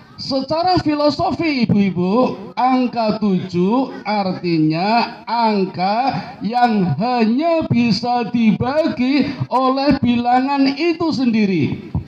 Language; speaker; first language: Indonesian; non-native, local second language; Javanese